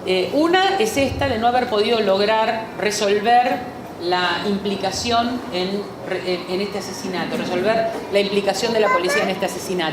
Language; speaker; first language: Spanish; native; Spanish